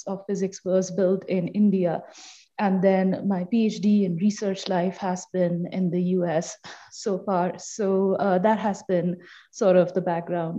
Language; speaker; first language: English; non-native, local second language; Bangla